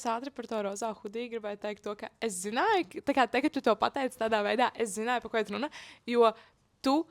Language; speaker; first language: Latvian; native; Latvian